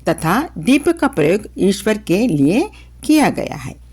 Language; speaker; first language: Hindi; non-native, local second language; Telugu